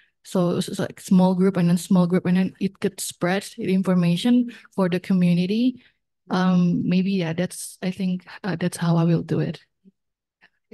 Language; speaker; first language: English; non-native, fluent; Indonesian